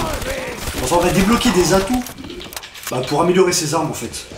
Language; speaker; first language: French; native; French